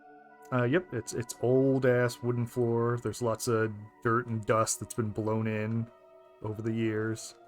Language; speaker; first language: English; native; English